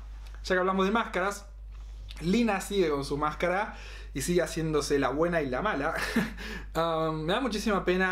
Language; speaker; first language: Spanish; native; Spanish